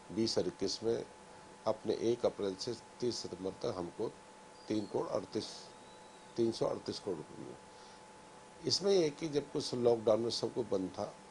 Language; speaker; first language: Hindi; native; Hindi